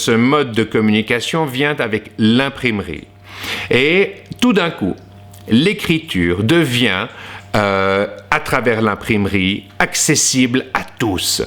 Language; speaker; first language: French; native; French